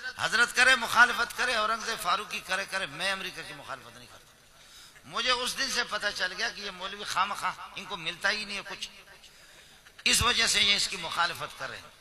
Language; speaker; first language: Urdu; non-native, local second language; Brahui